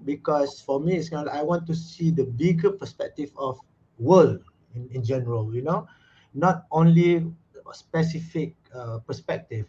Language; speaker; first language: English; non-native, local second language; Malay